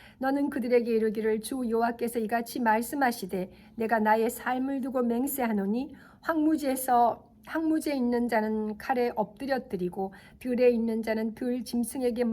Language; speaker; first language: Korean; native; Korean